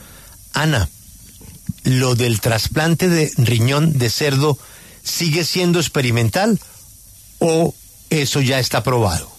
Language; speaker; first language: Spanish; native; Spanish